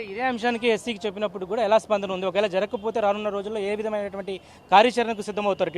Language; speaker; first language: Telugu; native; Telugu